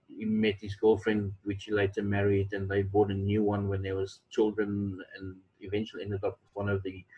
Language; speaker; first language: English; non-native, local second language; Afrikaans